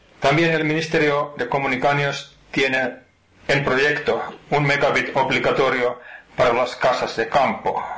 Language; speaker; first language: Spanish; non-native, fluent; Finnish